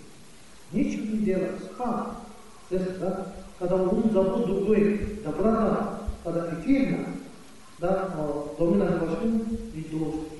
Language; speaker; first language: Russian; non-native, learner; Tibetan